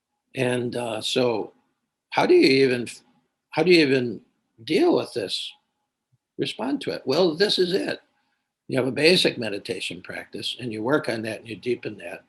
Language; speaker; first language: English; native; English